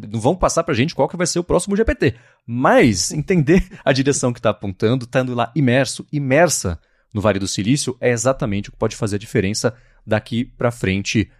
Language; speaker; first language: Portuguese; native; Portuguese